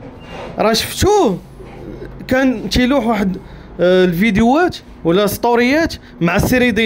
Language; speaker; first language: Arabic; native; Arabic